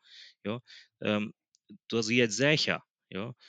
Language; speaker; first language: German; early bilingual, other home language; Plautdietsch